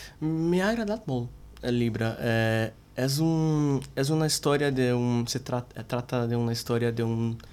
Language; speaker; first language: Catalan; non-native, learner; Portuguese